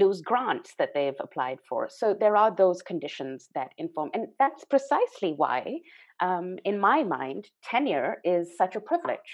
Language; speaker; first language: English; non-native, local second language; Urdu